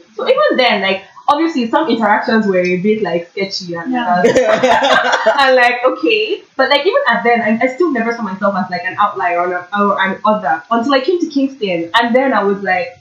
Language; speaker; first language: English; non-native, local second language; Yoruba